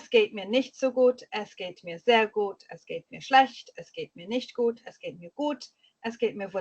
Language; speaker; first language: German; non-native, fluent; English